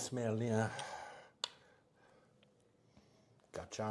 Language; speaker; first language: Indonesian; non-native, learner; French